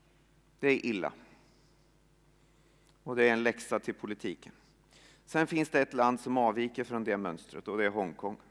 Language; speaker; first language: Swedish; native; Swedish